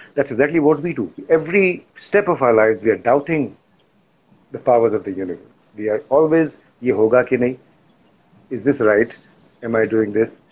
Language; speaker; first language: English; non-native, local second language; Hindi